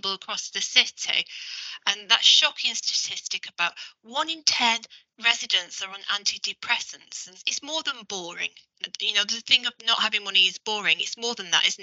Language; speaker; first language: English; native; English